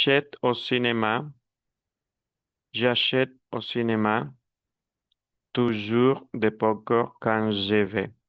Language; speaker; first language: French; non-native, fluent; Spanish